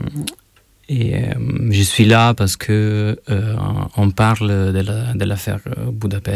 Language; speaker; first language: French; non-native, learner; Albanian